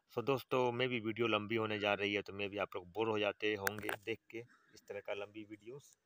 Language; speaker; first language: Hindi; native; Hindi